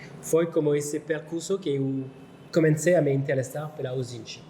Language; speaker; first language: Portuguese; non-native, learner; French